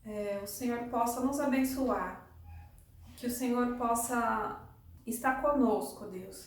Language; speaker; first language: Portuguese; native; Portuguese